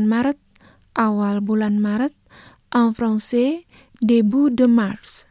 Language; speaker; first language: French; non-native, fluent; Indonesian